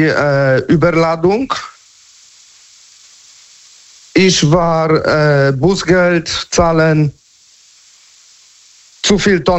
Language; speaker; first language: German; non-native, learner; Polish